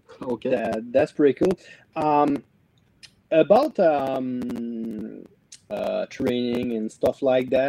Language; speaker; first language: English; non-native, learner; French